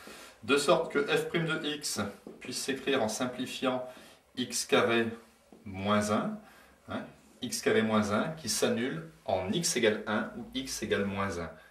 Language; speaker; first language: French; native; French